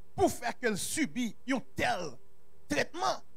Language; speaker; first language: French; native; French